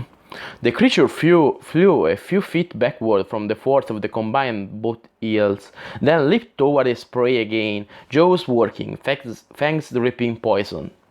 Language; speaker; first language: English; non-native, fluent; Italian